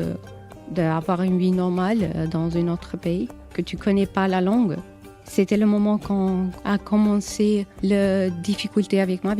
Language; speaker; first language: French; non-native, learner; Albanian